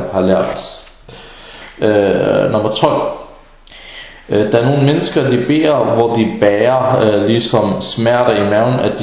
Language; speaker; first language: Danish; early bilingual, other home language; Arabic